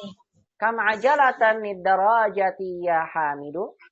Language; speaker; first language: Indonesian; native; Indonesian